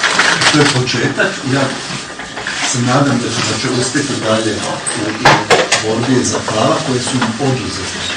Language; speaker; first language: Croatian; native; Croatian